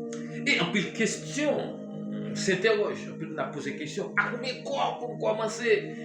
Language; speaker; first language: French; non-native, learner; Haitian Creole